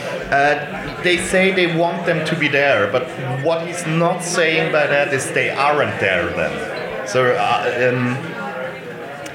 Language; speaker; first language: English; non-native, fluent; German